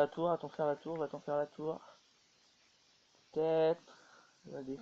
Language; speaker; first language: French; native; French